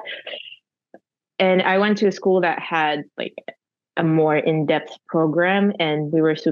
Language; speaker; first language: English; non-native, fluent; Russian